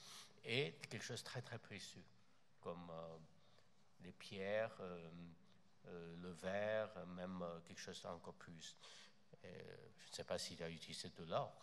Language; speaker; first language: French; non-native, fluent; Chinese